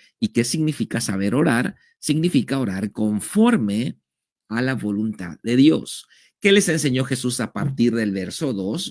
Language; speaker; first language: Spanish; native; Spanish